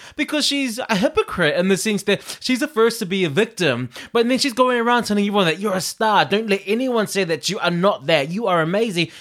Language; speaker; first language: English; native; English